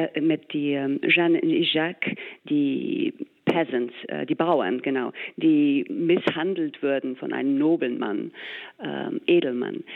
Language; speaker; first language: German; non-native, fluent; English